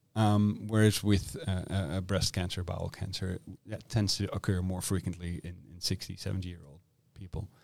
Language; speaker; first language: English; non-native, fluent; Dutch